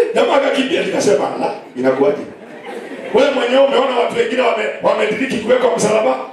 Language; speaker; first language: Swahili; non-native, local second language; Kamba